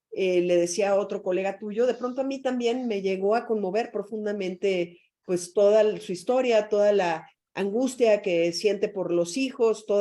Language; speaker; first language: Spanish; native; Spanish